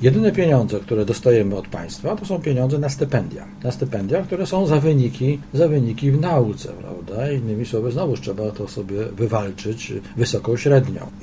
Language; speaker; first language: Polish; native; Polish